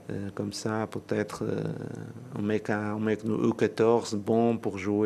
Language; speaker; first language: French; non-native, learner; Portuguese